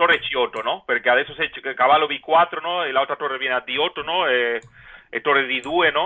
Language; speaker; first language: Italian; non-native, fluent; Spanish